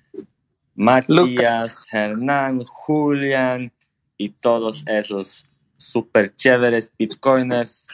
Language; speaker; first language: Spanish; non-native, learner; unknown